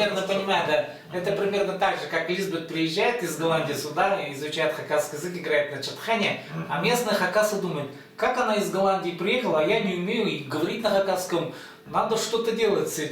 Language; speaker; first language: Russian; native; Russian